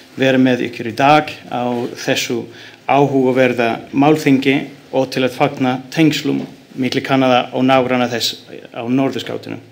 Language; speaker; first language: Icelandic; non-native, learner; English